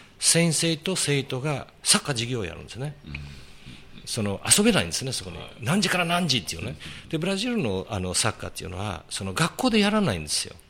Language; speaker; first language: Japanese; early bilingual, heritage; Portuguese